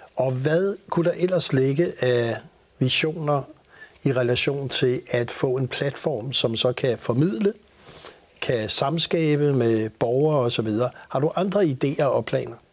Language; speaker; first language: Danish; native; Danish